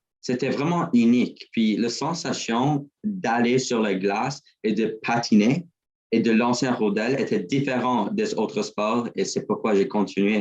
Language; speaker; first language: French; non-native, learner; English